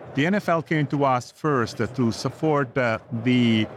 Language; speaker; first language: English; non-native, fluent; Italian